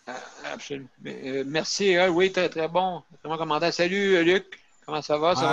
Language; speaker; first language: French; native; French